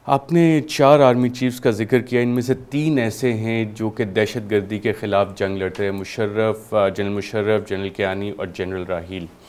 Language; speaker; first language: Urdu; native; Urdu